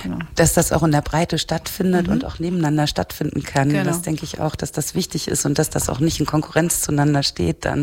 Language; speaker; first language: German; native; German